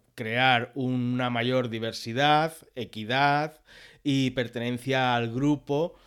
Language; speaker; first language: Spanish; non-native, local second language; Catalan